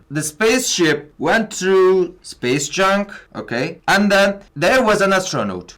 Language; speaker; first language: English; non-native, fluent; Turkish